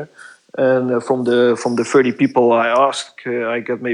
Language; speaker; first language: English; non-native, fluent; Dutch